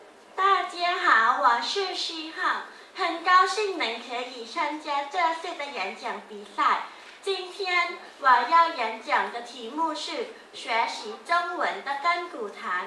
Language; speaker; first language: Chinese; non-native, learner; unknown